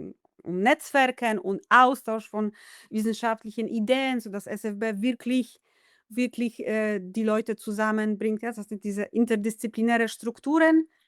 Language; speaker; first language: German; non-native, fluent; Polish